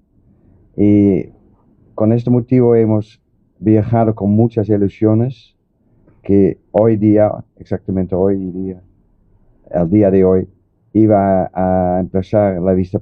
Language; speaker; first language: Spanish; non-native, fluent; Dutch